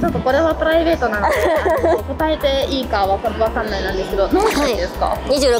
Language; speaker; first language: Japanese; non-native, fluent; Italian